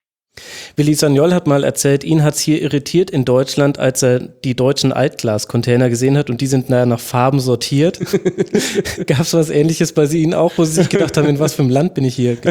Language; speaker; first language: German; native; German